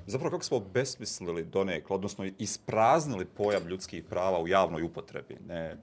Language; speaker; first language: Bosnian; native; Bosnian